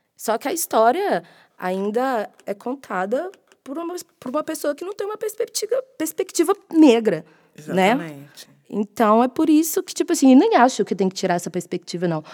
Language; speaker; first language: Portuguese; native; Portuguese